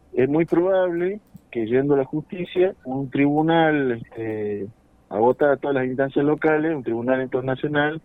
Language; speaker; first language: Spanish; native; Spanish